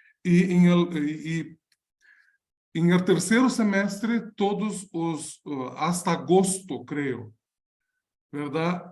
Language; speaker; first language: Spanish; non-native, learner; Portuguese